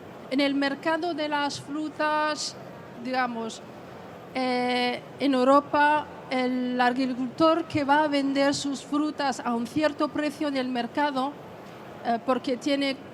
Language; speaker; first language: Spanish; non-native, fluent; French